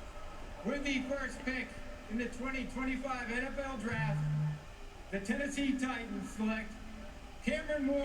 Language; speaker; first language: English; native; English